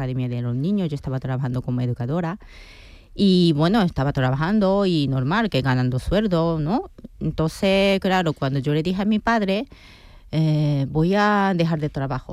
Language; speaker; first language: Spanish; non-native, fluent; Japanese